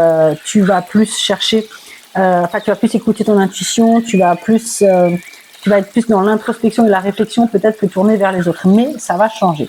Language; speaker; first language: French; native; French